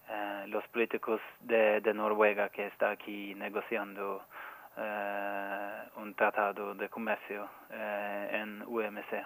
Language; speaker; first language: Spanish; non-native, fluent; Norwegian